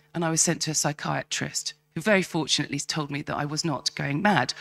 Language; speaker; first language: English; native; English